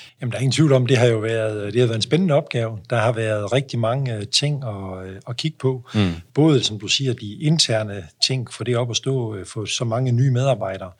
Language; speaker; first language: Danish; native; Danish